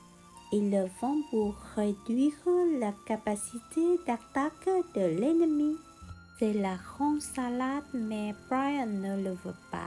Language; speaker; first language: French; non-native, learner; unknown